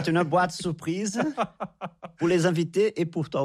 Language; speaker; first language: French; non-native, fluent; Portuguese